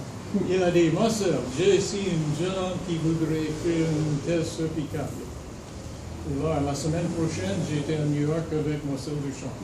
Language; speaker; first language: French; non-native, fluent; English